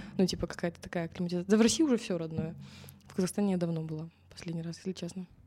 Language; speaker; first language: Russian; native; Russian